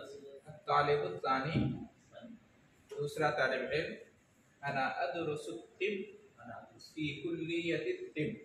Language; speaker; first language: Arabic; non-native, fluent; Urdu